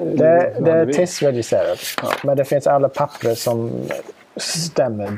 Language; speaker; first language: Swedish; non-native, fluent; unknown